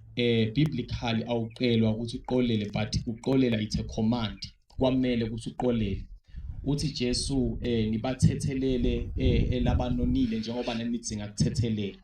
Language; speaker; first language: Zulu; non-native, local second language; Swati